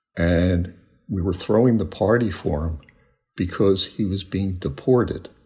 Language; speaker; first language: English; native; English